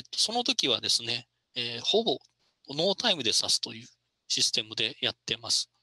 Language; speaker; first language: Japanese; native; Japanese